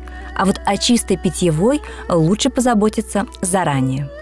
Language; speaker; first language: Russian; native; Russian